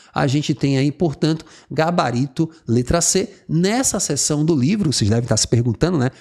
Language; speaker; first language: Portuguese; native; Portuguese